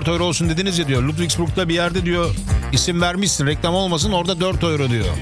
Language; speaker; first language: Turkish; native; Turkish